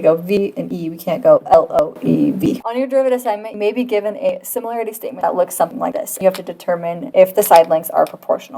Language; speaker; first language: English; native; English